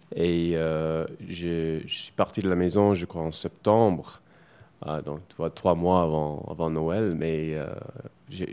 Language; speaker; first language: French; non-native, fluent; English